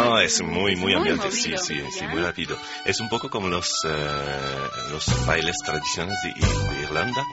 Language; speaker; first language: Spanish; non-native, fluent; French